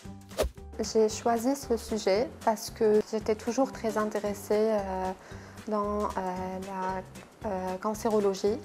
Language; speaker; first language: French; non-native, local second language; Arabic